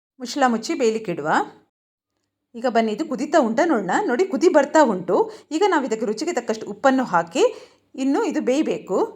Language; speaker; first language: Kannada; non-native, local second language; Tulu